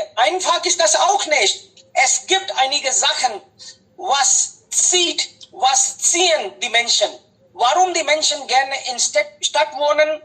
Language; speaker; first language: German; non-native, fluent; Hindi